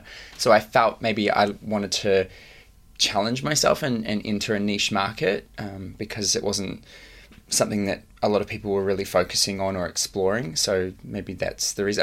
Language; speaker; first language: English; native; English